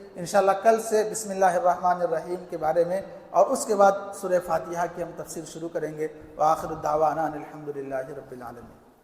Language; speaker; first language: Urdu; native; Urdu